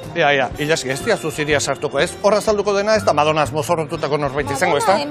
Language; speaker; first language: Basque; native; Basque